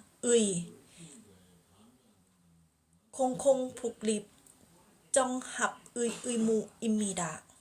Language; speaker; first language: Korean; non-native, learner; Thai